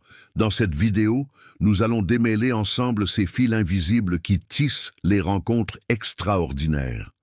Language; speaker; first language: French; native; French